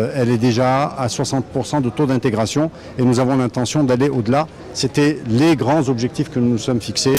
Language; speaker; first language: French; non-native, local second language; Arabic